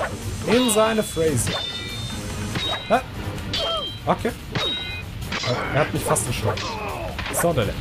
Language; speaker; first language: German; native; German